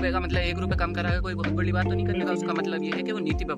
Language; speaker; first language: Hindi; native; Hindi